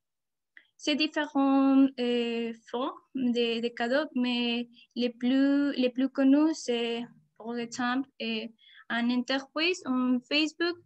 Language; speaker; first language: French; non-native, learner; Spanish